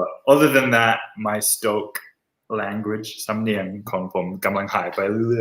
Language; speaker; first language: Thai; non-native, fluent; English